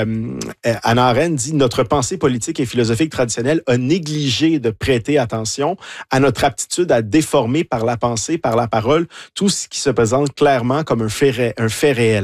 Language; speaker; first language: French; native; French